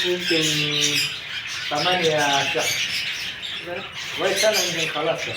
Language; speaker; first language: Arabic; non-native, learner; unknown